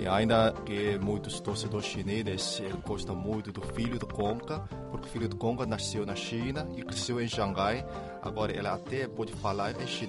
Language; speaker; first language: Portuguese; non-native, fluent; Chinese